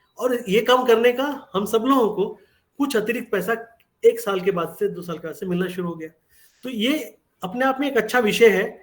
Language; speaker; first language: Hindi; native; Hindi